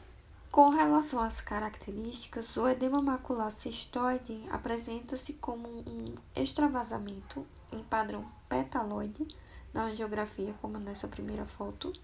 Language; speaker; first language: Portuguese; native; Portuguese